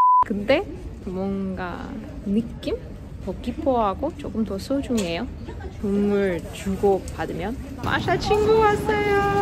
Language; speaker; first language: Korean; non-native, fluent; Russian